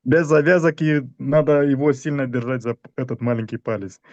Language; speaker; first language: Russian; non-native, fluent; Romanian